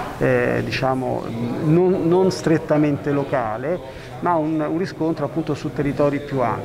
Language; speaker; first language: Italian; native; Italian